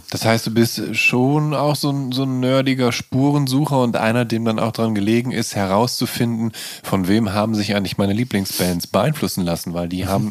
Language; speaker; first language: German; native; German